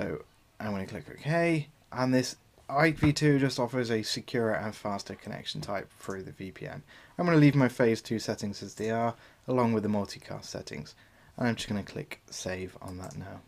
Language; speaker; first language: English; native; English